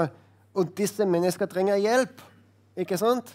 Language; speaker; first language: Norwegian; non-native, fluent; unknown